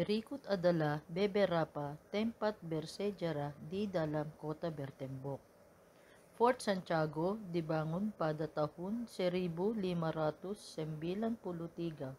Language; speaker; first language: Indonesian; non-native, learner; Filipino